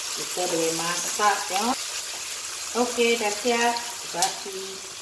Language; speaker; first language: Malay; non-native, local second language; Chinese